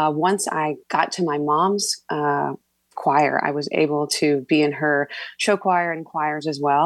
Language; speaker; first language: English; native; English